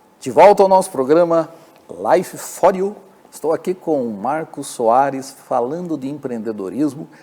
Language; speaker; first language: Portuguese; native; Portuguese